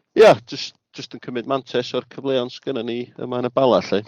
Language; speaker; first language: Welsh; native; Welsh